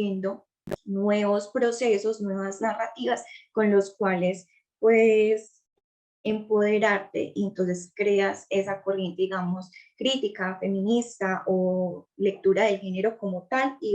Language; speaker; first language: Spanish; native; Spanish